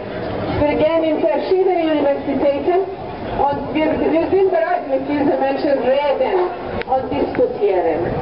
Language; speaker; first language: German; non-native, fluent; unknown